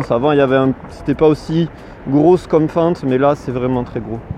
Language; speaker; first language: French; native; French